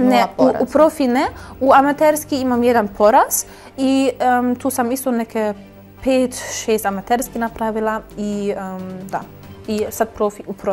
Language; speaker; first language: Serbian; early bilingual, heritage; German